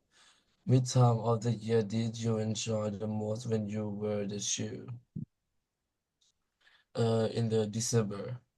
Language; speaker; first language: English; non-native, learner; Thai